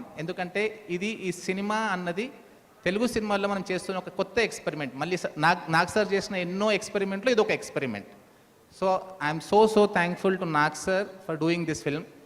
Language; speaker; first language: Telugu; native; Telugu